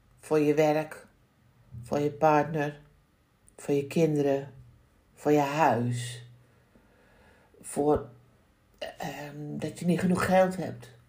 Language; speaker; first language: Dutch; native; Dutch